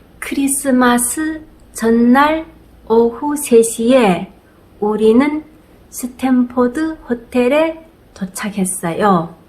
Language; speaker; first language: Korean; non-native, fluent; Chinese